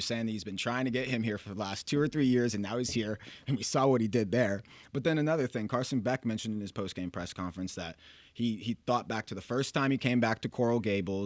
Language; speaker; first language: English; native; English